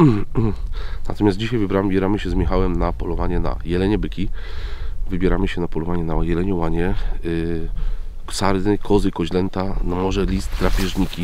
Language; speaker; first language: Polish; native; Polish